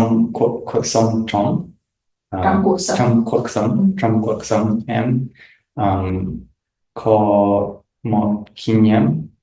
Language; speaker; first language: Vietnamese; non-native, learner; English